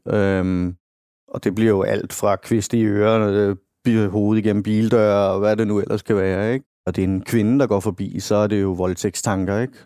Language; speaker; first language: Danish; native; Danish